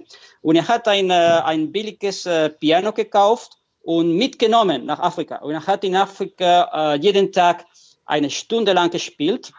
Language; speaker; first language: German; non-native, fluent; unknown